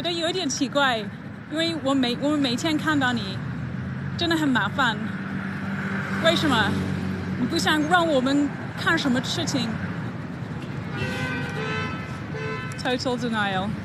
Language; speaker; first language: Chinese; non-native, learner; English